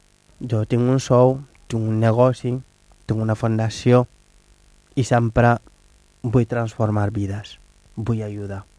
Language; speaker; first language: Catalan; non-native, fluent; Wolof